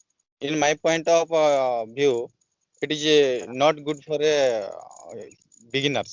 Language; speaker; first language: English; non-native, learner; Odia